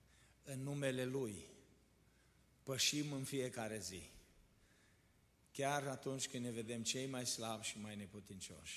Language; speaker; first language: Romanian; native; Romanian